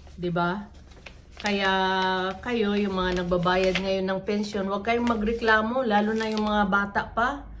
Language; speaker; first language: Filipino; native; Filipino